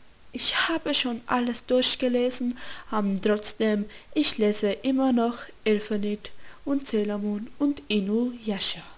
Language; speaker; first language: German; non-native, learner; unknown